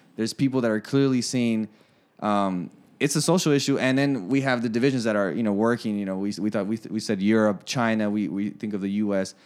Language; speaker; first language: English; native; English